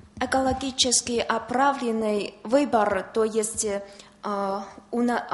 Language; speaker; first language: Russian; non-native, learner; Chinese